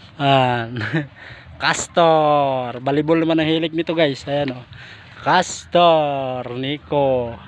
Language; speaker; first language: Filipino; non-native, local second language; Kinaray-a